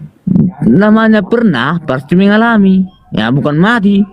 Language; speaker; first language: Indonesian; native; Indonesian